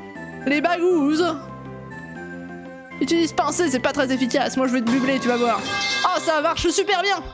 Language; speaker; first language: French; native; French